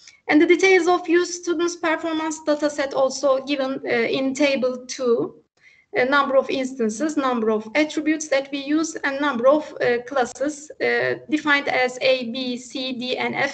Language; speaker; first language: English; non-native, fluent; Turkish